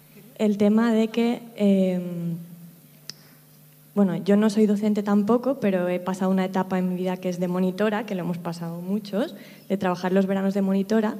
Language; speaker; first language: Spanish; native; Spanish